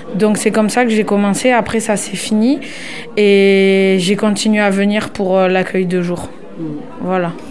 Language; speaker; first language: French; native; French